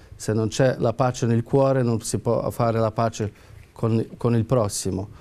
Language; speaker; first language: Italian; non-native, fluent; Ukrainian